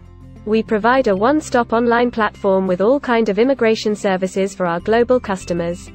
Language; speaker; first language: English; non-native, local second language; Hindi